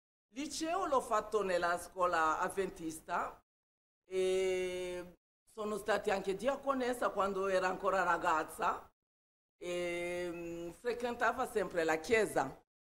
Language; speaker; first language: Italian; non-native, fluent; Kinyarwanda